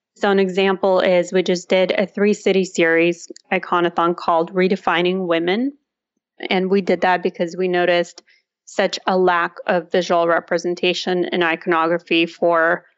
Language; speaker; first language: English; early bilingual, other home language; Russian